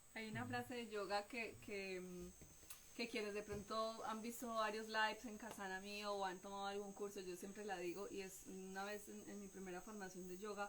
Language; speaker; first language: Spanish; native; Spanish